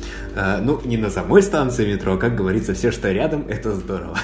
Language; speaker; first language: Russian; native; Russian